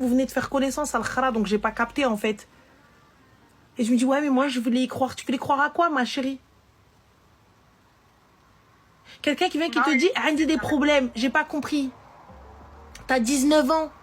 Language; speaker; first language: French; native; French